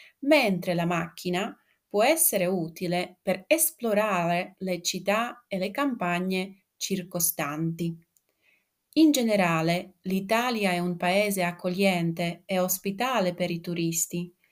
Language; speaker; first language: Italian; non-native, fluent; Slovak